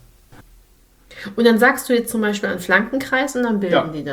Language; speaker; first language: German; native; German